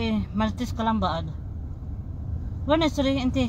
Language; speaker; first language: Arabic; non-native, learner; Filipino